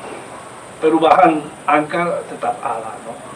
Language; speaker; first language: Indonesian; non-native, fluent; Spanish